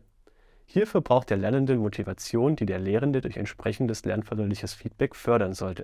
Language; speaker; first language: German; native; German